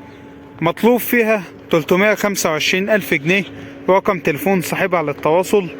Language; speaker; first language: Arabic; native; Arabic